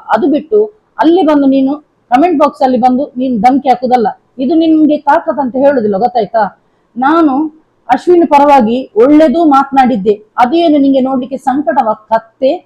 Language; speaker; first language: Kannada; non-native, local second language; Tulu